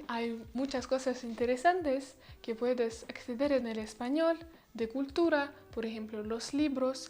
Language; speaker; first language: Spanish; non-native, learner; Russian